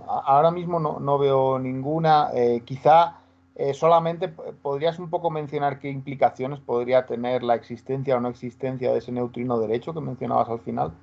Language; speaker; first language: Spanish; native; Spanish